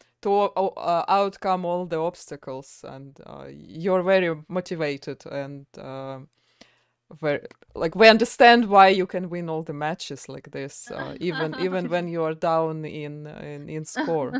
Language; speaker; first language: English; non-native, fluent; Russian